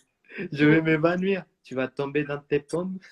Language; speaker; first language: French; non-native, fluent; Spanish